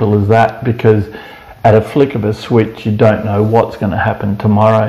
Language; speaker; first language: English; native; English